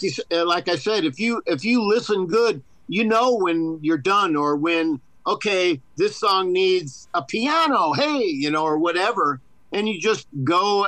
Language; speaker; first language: English; native; English